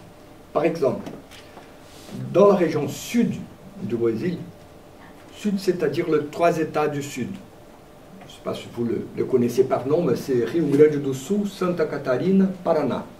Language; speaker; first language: French; non-native, fluent; Portuguese